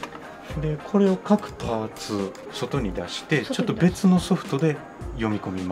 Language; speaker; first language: Japanese; native; Japanese